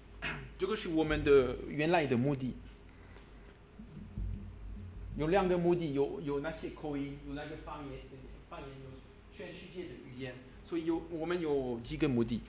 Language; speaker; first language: Chinese; non-native, learner; French